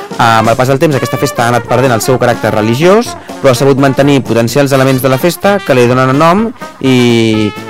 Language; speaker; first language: Catalan; native; Catalan